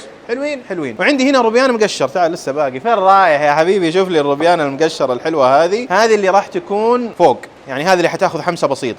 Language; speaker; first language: Arabic; native; Arabic